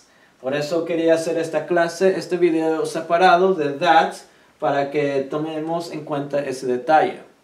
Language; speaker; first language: Spanish; early bilingual, heritage; Spanish